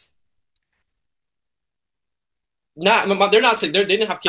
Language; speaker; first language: English; native; English